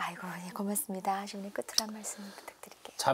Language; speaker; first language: Korean; native; Korean